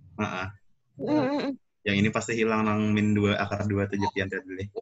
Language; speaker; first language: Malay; non-native, local second language; Banjar